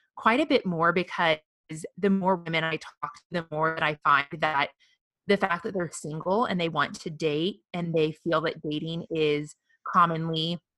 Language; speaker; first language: English; native; English